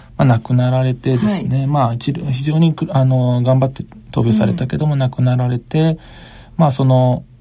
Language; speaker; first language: Japanese; native; Japanese